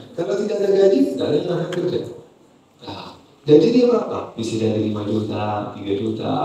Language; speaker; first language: Indonesian; non-native, fluent; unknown